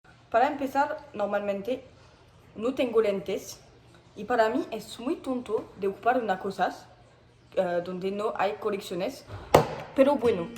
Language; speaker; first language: Spanish; non-native, learner; French